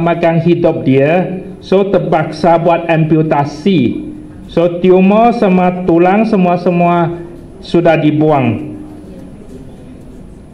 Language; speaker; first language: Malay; non-native, local second language; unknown